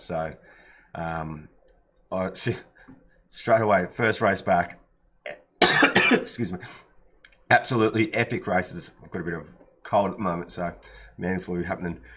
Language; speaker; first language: English; native; English